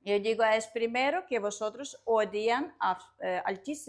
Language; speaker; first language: Spanish; non-native, learner; Russian